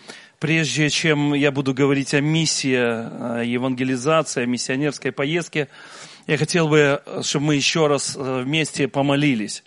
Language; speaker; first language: Russian; native; Russian